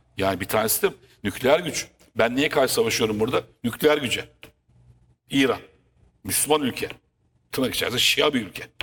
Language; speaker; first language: Turkish; native; Turkish